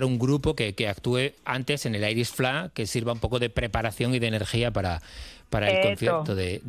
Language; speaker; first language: Spanish; native; Spanish